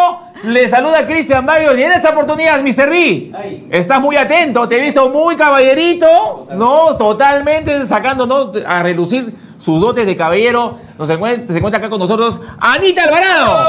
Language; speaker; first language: Spanish; native; Spanish